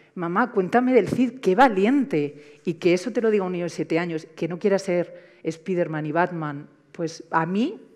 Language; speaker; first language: Spanish; native; Spanish